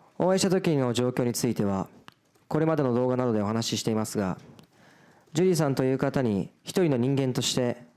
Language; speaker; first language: Japanese; early bilingual, other home language; Portuguese